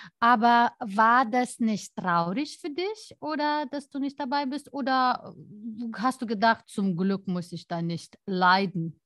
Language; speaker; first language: German; non-native, fluent; Lithuanian